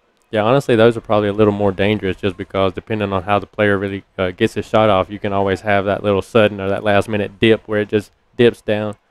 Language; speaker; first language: English; early bilingual, other home language; Spanish